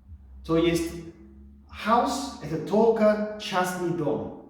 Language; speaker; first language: Russian; non-native, fluent; English